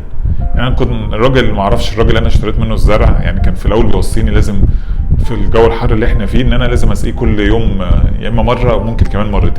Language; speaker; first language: Arabic; native; Arabic